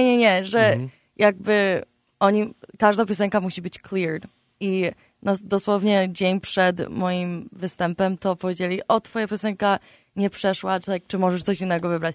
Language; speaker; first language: Polish; early bilingual, heritage; Polish